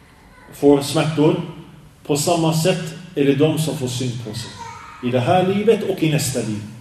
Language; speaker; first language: Swedish; early bilingual, other home language; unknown